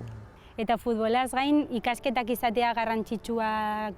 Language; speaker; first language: Basque; native; Basque